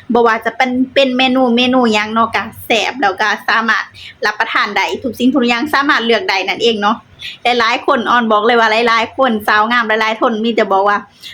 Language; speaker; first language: Thai; native; Thai